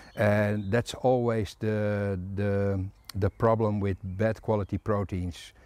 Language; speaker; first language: English; non-native, fluent; Dutch